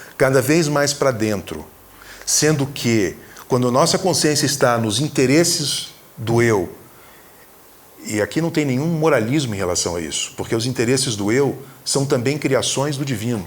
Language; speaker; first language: Portuguese; native; Portuguese